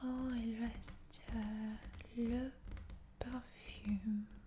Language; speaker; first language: French; non-native, fluent; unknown